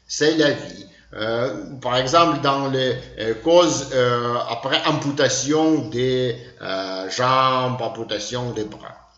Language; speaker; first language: French; non-native, learner; Ukrainian